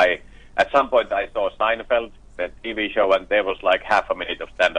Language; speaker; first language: English; non-native, fluent; Finnish